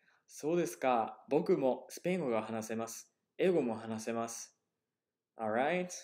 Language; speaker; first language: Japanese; non-native, fluent; English